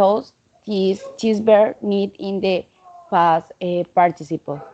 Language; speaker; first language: English; non-native, learner; Spanish